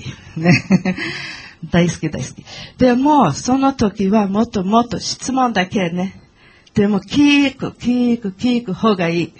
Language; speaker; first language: Japanese; non-native, learner; Portuguese